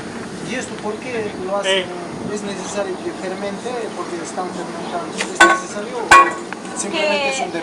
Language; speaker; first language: Spanish; native; Spanish